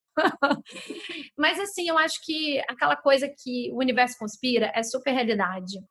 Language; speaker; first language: Portuguese; native; Portuguese